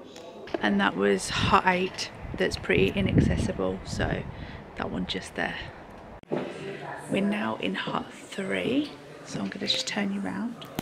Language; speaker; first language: English; native; English